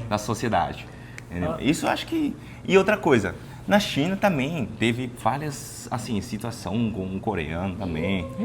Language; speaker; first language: Portuguese; non-native, fluent; Chinese